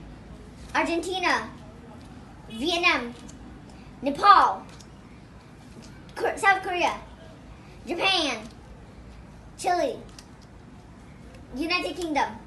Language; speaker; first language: English; non-native, local second language; Mizo